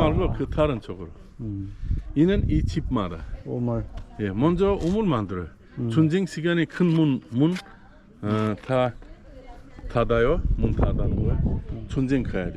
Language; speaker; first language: Korean; non-native, learner; Uzbek